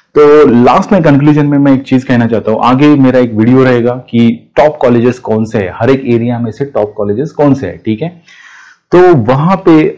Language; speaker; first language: Hindi; non-native, local second language; Marathi